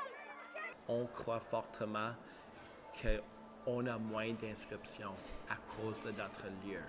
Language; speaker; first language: French; native; French